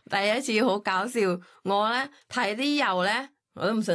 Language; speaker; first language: Cantonese; non-native, learner; Thai